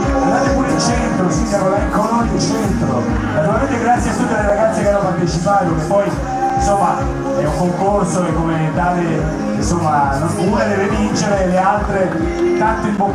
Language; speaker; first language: Italian; native; Italian